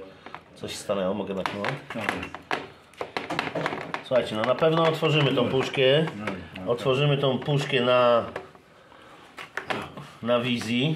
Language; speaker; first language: Polish; native; Polish